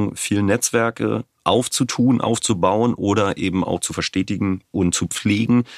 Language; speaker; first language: German; native; German